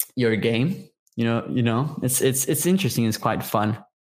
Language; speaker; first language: English; non-native, fluent; Portuguese